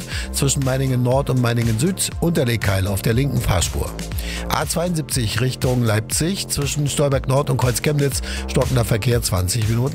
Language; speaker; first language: German; native; German